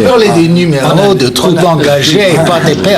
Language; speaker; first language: French; non-native, fluent; English